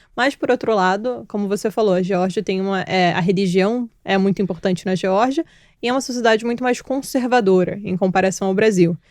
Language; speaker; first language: Portuguese; early bilingual, other home language; Georgian